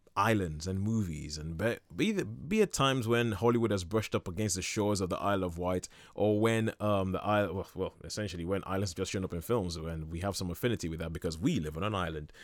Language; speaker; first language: English; non-native, local second language; Yoruba